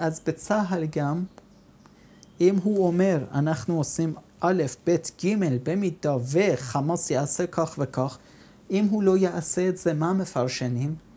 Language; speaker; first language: Hebrew; non-native, fluent; Persian